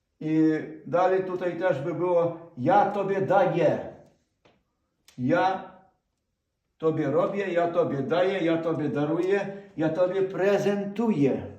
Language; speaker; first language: Polish; non-native, fluent; Ukrainian